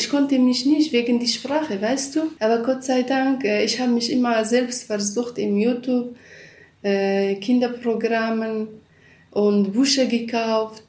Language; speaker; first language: German; non-native, learner; Central Kurdish